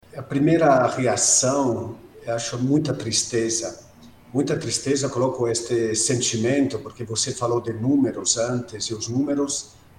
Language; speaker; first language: Portuguese; non-native, fluent; Italian